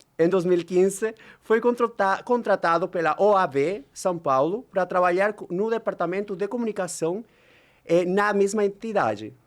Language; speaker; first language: Portuguese; non-native, fluent; Spanish